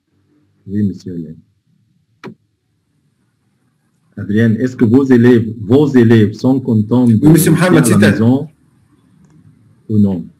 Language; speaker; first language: French; non-native, fluent; Arabic